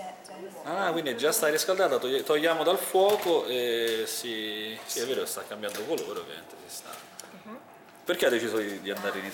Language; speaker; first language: Italian; native; Italian